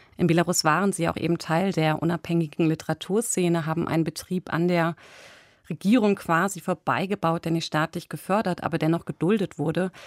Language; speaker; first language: German; native; German